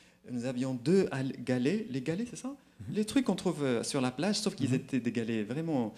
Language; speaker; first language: French; non-native, local second language; Arabic